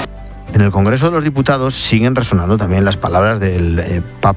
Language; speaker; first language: Spanish; native; Spanish